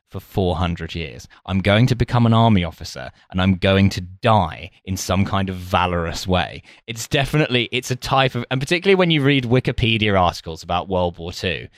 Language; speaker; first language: English; native; English